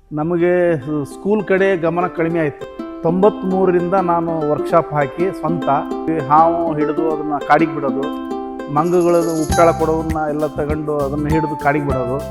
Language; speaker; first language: Kannada; native; Kannada